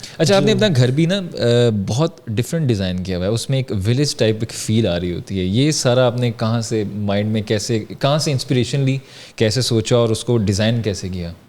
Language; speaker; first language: Urdu; native; Urdu